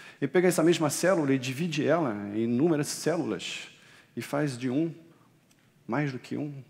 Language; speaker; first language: Portuguese; non-native, fluent; French